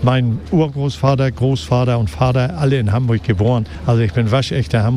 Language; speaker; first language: German; native; German